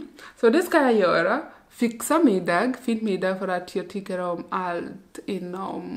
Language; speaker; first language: Swedish; non-native, learner; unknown